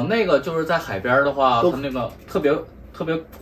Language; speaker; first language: Chinese; native; Chinese